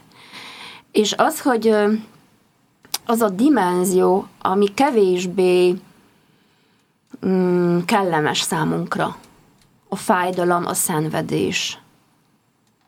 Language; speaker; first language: Hungarian; non-native, fluent; Polish